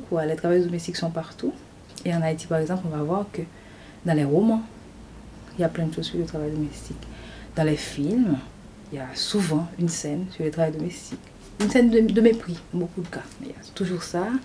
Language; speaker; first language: French; non-native, local second language; Haitian Creole